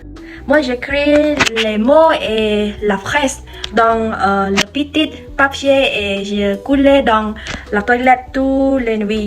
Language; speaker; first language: French; non-native, learner; Khmer